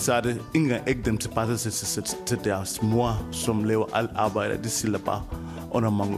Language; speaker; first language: Danish; non-native, fluent; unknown